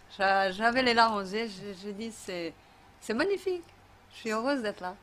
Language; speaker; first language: French; non-native, fluent; Portuguese